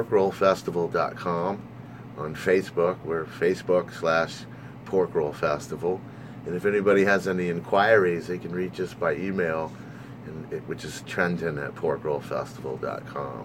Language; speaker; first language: English; native; English